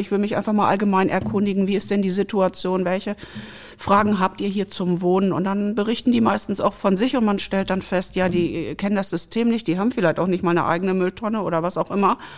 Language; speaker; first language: German; native; German